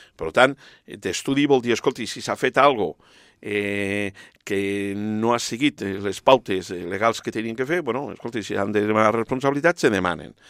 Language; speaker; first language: Catalan; non-native, local second language; Spanish